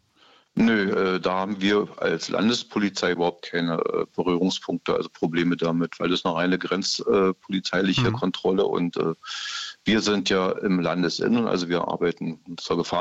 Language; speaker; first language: German; native; German